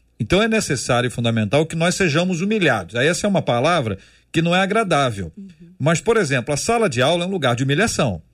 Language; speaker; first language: Portuguese; native; Portuguese